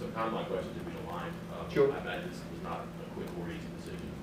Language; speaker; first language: English; native; English